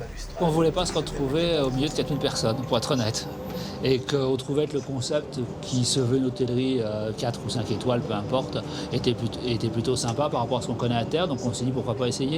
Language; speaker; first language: French; native; French